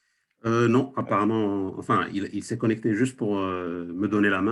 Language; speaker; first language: French; non-native, local second language; Arabic